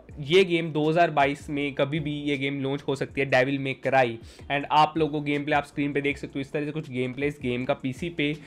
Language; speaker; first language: Hindi; native; Hindi